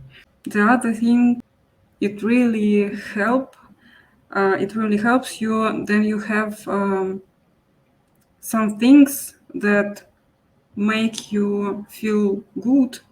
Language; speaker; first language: English; non-native, local second language; Russian